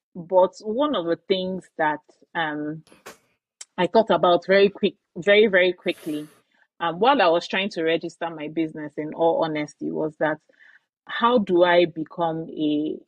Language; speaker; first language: English; non-native, local second language; Igbo